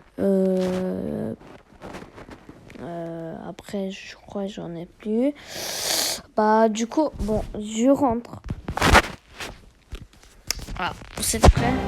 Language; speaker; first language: French; early bilingual, other home language; Turkish